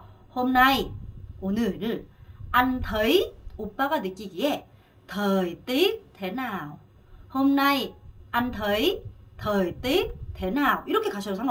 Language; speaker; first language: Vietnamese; non-native, fluent; Korean